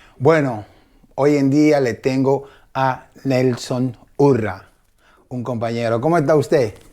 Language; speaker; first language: Spanish; native; Spanish